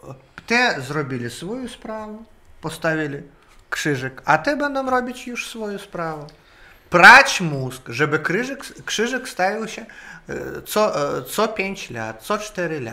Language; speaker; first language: Polish; non-native, learner; Russian